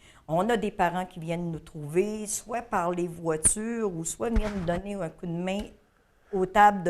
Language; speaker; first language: French; native; French